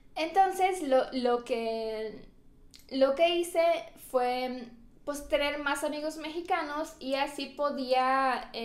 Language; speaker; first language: Spanish; non-native, fluent; Romanian